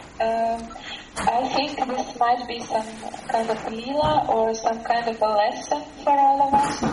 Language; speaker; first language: English; non-native, learner; Russian